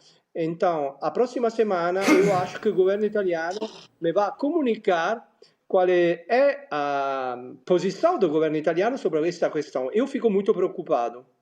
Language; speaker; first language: Portuguese; non-native, fluent; Italian